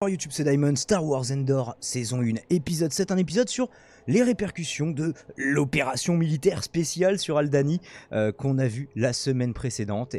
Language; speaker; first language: French; native; French